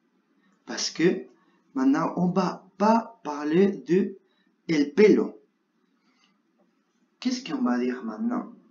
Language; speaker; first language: French; non-native, fluent; Spanish